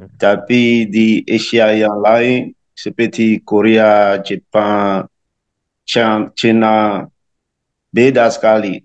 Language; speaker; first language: Indonesian; non-native, learner; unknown